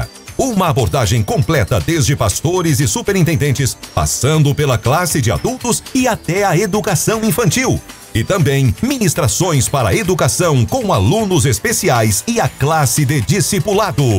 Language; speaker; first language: Portuguese; native; Portuguese